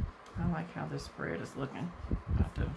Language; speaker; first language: English; native; English